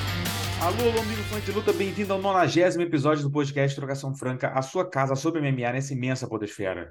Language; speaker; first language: Portuguese; native; Portuguese